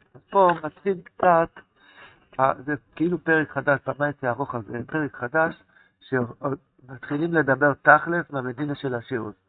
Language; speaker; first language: Hebrew; non-native, fluent; Yiddish